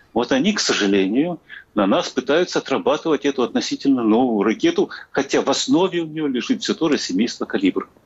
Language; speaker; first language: Russian; native; Russian